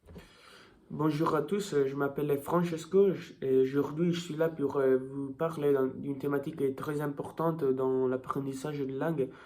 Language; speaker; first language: French; non-native, learner; Italian